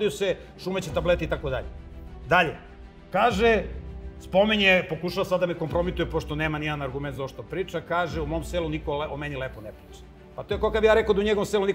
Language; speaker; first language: Serbian; native; Serbian